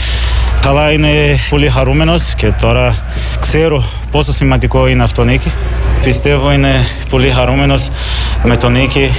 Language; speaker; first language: Greek; non-native, learner; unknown